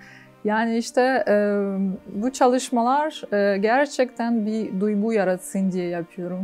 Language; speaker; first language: Turkish; non-native, fluent; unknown